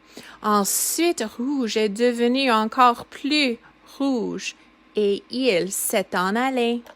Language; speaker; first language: French; non-native, fluent; English